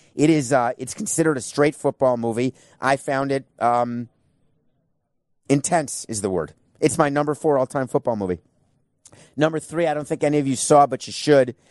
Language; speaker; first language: English; native; English